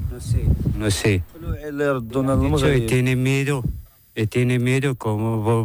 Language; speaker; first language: Spanish; non-native, learner; Arabic